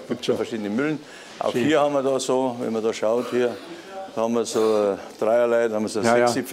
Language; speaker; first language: German; native; German